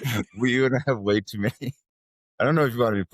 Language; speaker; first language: English; native; English